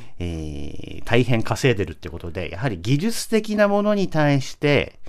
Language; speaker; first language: Japanese; native; Japanese